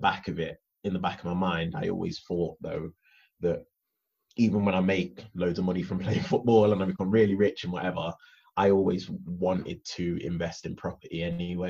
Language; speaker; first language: English; native; English